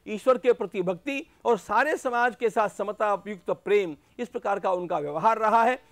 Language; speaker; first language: Hindi; non-native, local second language; Marathi